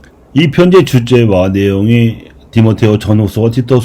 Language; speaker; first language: Korean; native; Korean